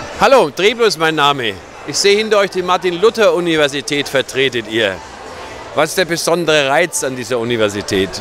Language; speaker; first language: German; native; German